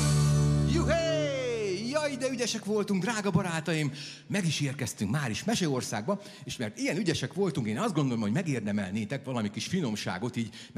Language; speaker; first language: Hungarian; native; Hungarian